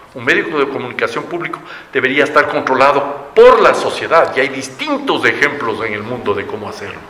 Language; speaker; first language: Spanish; native; Spanish